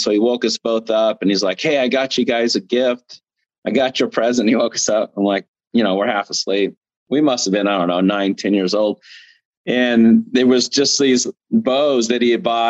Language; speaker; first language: English; native; English